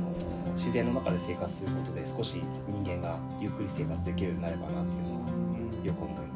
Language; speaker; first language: Japanese; native; Japanese